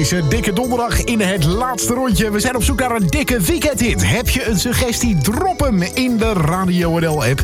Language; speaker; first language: Dutch; native; Dutch